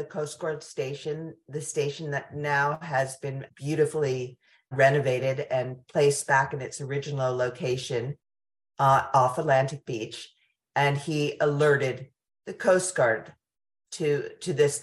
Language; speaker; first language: English; native; English